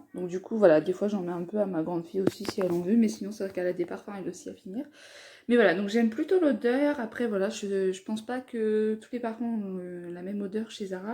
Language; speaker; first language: French; native; French